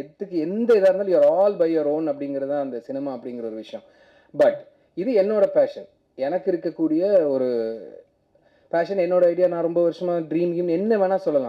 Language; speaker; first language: Tamil; native; Tamil